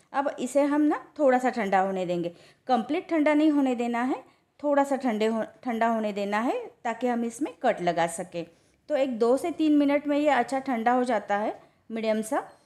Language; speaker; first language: Hindi; non-native, local second language; Marathi